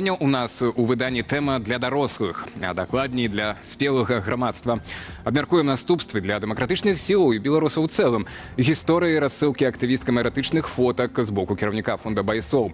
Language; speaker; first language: Belarusian; native; Belarusian